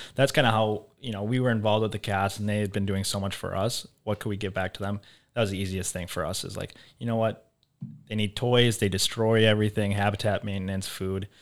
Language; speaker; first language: English; native; English